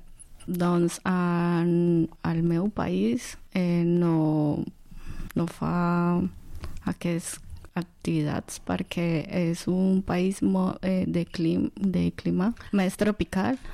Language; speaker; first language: Catalan; non-native, learner; Spanish